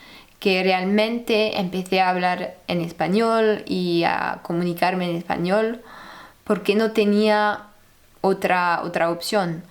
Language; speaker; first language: Spanish; non-native, fluent; French